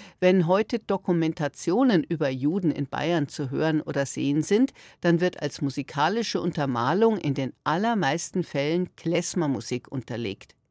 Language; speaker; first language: German; native; German